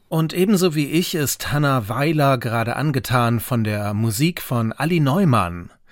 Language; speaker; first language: German; native; German